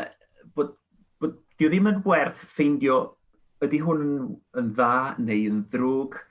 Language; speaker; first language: Welsh; non-native, fluent; Spanish